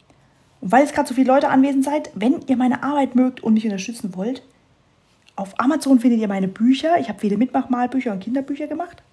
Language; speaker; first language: German; native; German